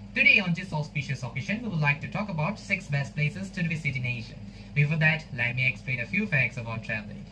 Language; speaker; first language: English; non-native, local second language; Tamil